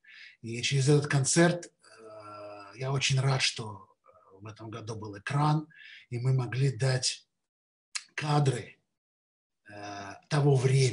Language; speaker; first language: Russian; native; Russian